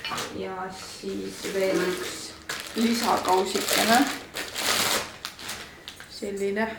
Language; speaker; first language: Estonian; native; Estonian